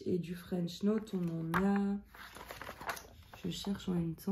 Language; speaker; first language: French; native; French